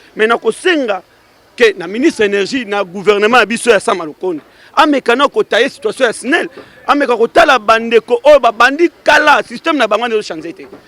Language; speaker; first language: Lingala; native; Lingala